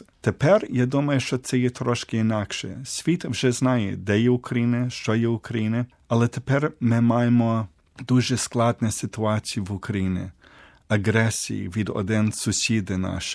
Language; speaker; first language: Ukrainian; early bilingual, heritage; Ukrainian